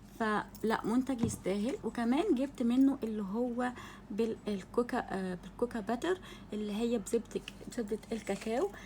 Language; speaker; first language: Egyptian Arabic; native; Egyptian Arabic